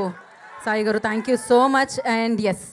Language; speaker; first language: Telugu; native; Telugu